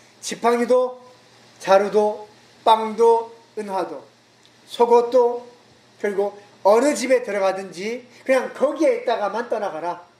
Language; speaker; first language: Korean; native; Korean